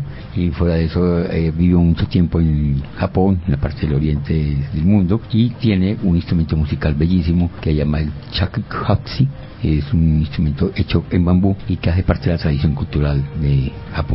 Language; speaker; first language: Spanish; native; Spanish